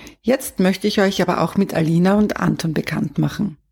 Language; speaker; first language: German; native; German